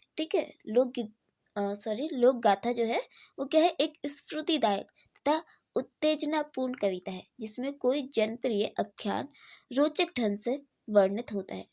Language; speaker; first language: Hindi; native; Hindi